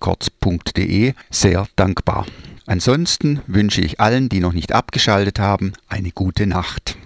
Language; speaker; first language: German; native; German